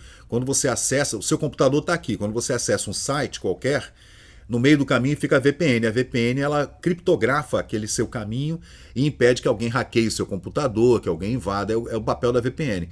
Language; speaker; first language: Portuguese; native; Portuguese